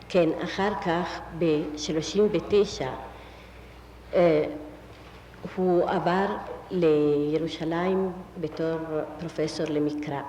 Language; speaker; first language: Hebrew; non-native, fluent; Italian